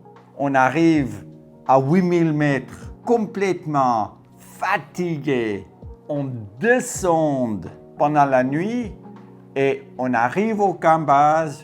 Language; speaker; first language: French; non-native, fluent; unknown